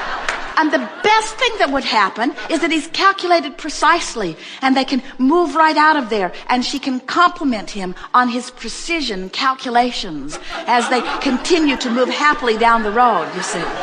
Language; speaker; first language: English; native; English